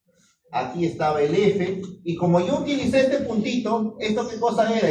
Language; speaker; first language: Spanish; native; Spanish